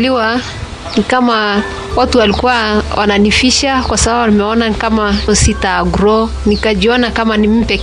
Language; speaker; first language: Swahili; non-native, local second language; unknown